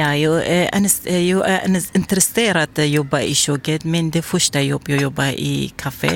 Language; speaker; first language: Swedish; non-native, learner; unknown